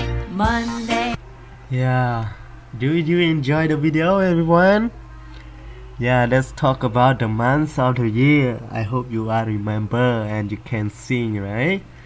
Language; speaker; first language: English; non-native, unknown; Khmer